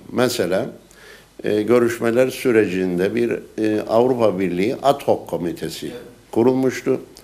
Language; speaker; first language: Turkish; native; Turkish